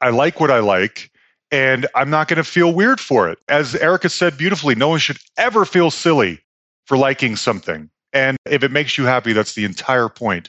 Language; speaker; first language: English; native; English